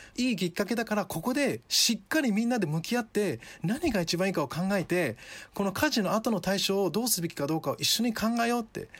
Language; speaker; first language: Japanese; early bilingual, other home language; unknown